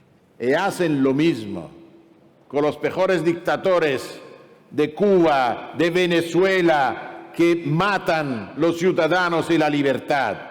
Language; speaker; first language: Spanish; non-native, fluent; Italian